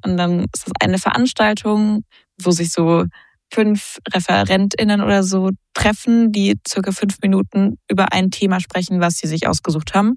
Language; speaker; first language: German; native; German